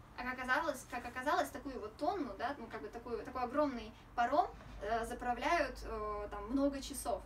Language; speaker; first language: Russian; native; Russian